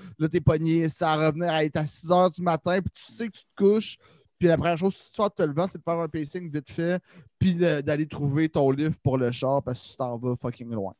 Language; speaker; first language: French; native; French